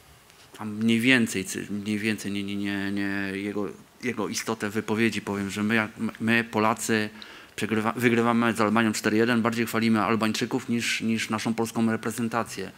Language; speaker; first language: Polish; native; Polish